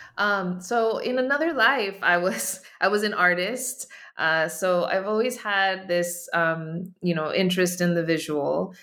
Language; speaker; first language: English; native; English